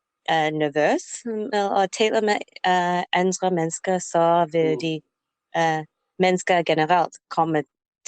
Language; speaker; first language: Danish; non-native, learner; English